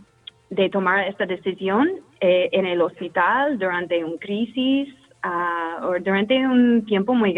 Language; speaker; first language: Spanish; non-native, fluent; English